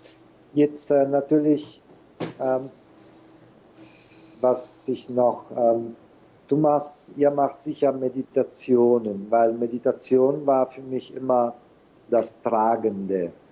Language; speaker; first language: German; non-native, fluent; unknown